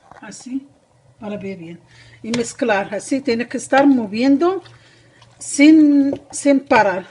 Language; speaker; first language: Spanish; non-native, learner; Arabic